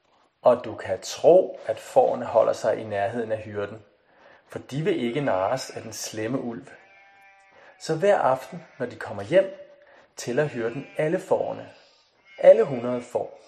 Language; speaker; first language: Danish; native; Danish